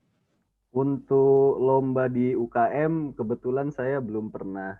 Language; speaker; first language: Indonesian; native; Indonesian